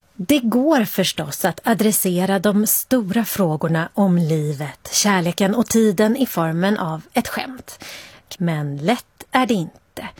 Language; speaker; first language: Swedish; native; Swedish